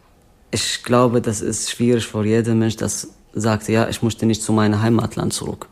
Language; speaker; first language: German; non-native, learner; Arabic